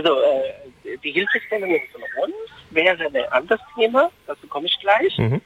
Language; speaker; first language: German; non-native, fluent; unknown